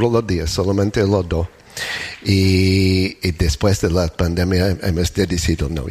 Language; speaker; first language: Spanish; non-native, learner; English